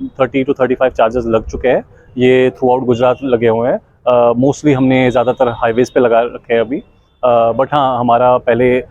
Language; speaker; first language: Hindi; native; Hindi